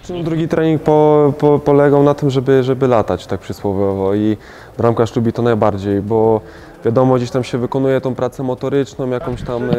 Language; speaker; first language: Polish; native; Polish